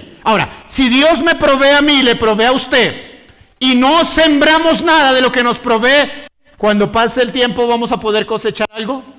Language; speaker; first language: Spanish; native; Spanish